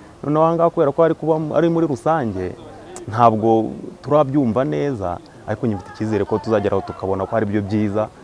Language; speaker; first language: Kinyarwanda; native; Kinyarwanda